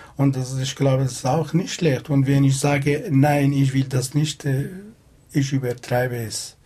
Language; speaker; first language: German; non-native, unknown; Kurdish